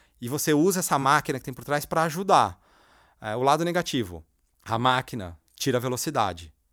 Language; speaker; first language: Portuguese; native; Portuguese